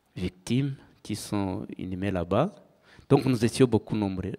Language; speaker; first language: French; non-native, local second language; Kinyarwanda